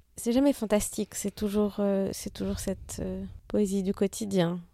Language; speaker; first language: French; non-native, fluent; Hebrew